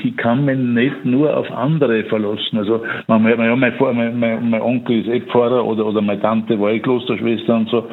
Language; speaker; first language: German; native; German